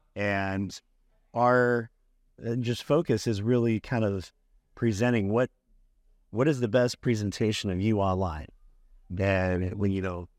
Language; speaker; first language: English; native; English